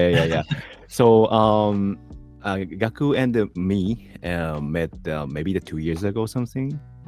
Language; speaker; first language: English; non-native, learner; Japanese